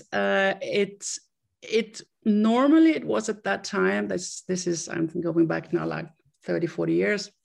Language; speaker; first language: English; non-native, fluent; Swedish